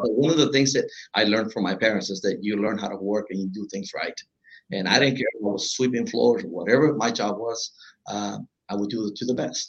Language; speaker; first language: English; non-native, fluent; Spanish